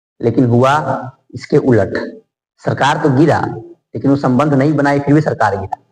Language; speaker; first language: Hindi; native; Hindi